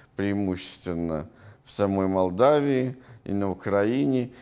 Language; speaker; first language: Russian; native; Russian